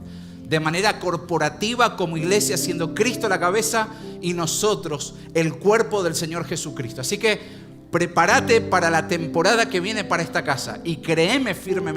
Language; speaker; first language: Spanish; native; Spanish